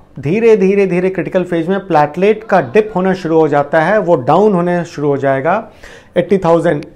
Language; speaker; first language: Hindi; native; Hindi